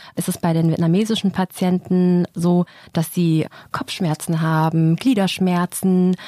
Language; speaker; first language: German; native; German